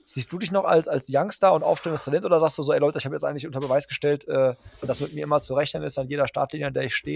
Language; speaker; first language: German; native; German